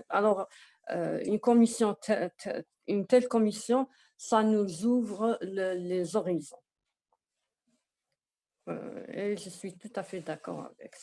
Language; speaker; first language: French; non-native, local second language; Arabic